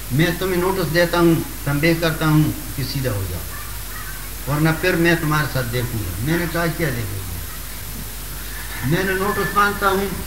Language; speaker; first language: Urdu; non-native, local second language; Pashto